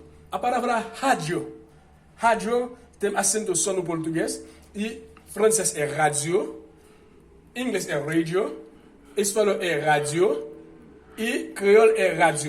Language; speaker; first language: Portuguese; non-native, fluent; Haitian Creole